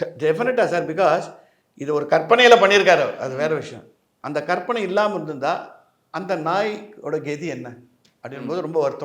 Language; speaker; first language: Tamil; native; Tamil